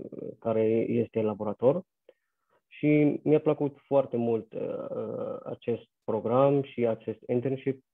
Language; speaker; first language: Romanian; non-native, fluent; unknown